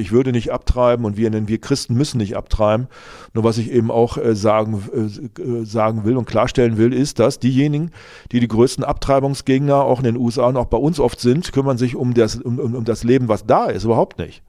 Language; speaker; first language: German; native; German